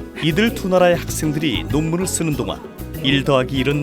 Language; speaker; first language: Korean; native; Korean